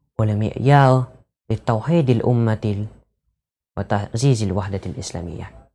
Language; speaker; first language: Arabic; non-native, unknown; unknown